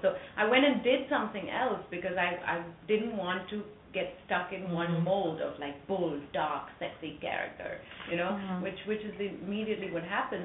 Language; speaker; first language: English; non-native, local second language; French